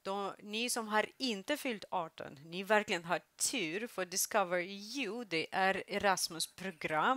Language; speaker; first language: Swedish; non-native, fluent; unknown